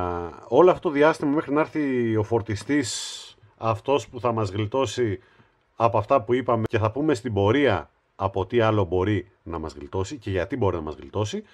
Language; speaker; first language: Greek; native; Greek